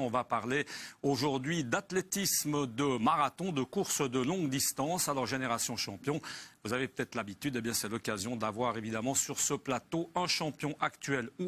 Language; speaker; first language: French; native; French